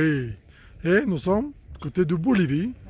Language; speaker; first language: French; non-native, fluent; Bulgarian